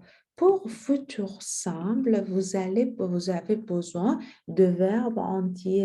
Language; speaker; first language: French; non-native, fluent; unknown